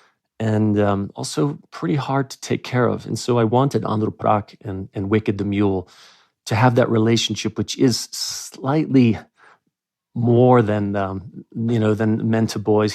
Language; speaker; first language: English; native; English